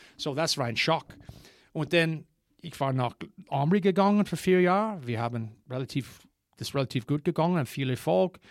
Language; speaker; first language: German; non-native, learner; English